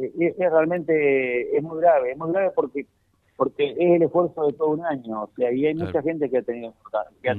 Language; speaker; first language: Spanish; native; Spanish